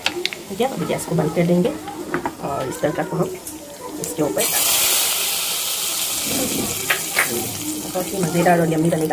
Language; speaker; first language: Hindi; native; Hindi